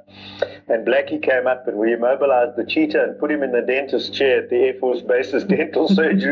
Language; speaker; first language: English; native; English